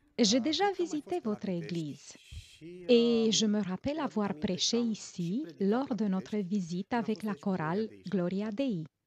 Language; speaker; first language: French; non-native, fluent; Romanian